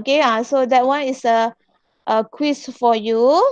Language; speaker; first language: English; non-native, local second language; Malay